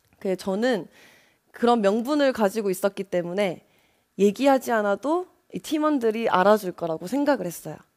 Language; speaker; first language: Korean; native; Korean